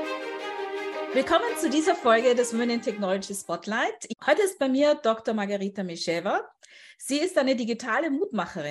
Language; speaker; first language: German; native; German